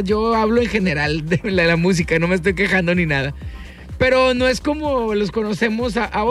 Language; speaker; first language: Spanish; native; Spanish